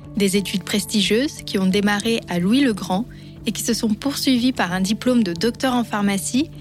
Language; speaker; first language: French; native; French